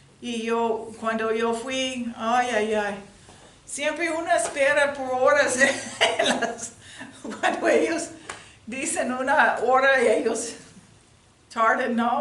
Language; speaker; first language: Spanish; non-native, learner; English